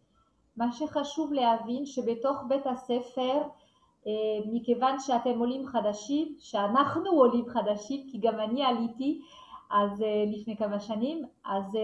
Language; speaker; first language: Hebrew; non-native, fluent; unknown